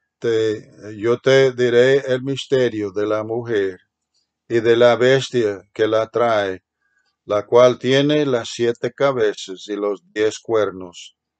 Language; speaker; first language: Spanish; non-native, fluent; English